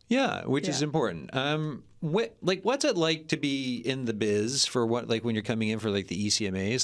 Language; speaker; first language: English; native; English